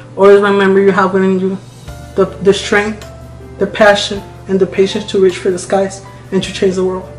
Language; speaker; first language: English; non-native, fluent; Spanish